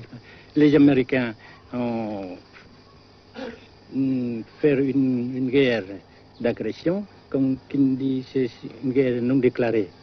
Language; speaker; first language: French; non-native, local second language; Vietnamese